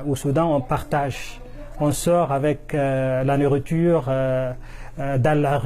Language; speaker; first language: French; non-native, fluent; Arabic